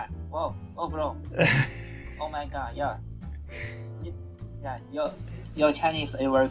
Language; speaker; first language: English; non-native, learner; Chinese